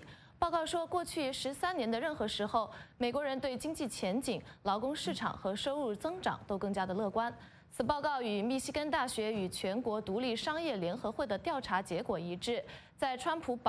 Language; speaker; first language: Chinese; native; Chinese